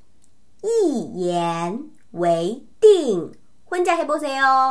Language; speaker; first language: Korean; non-native, fluent; Chinese